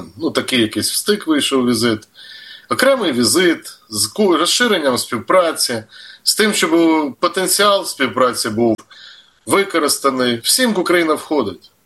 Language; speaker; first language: Ukrainian; native; Ukrainian